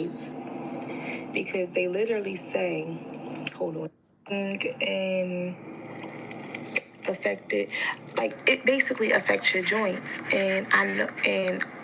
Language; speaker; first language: English; native; English